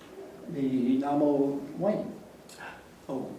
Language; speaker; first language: Spanish; non-native, learner; English